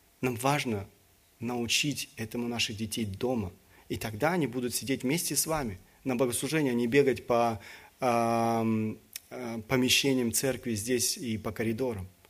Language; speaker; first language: Russian; early bilingual, other home language; German